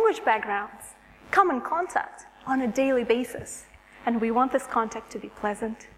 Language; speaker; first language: English; non-native, fluent; Russian